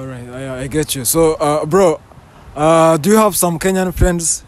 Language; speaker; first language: English; non-native, local second language; Kinyarwanda